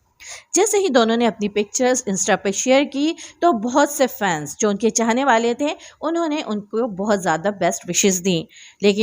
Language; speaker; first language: Urdu; native; Urdu